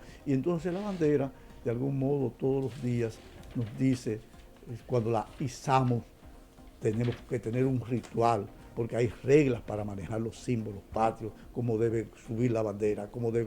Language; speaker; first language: Spanish; native; Spanish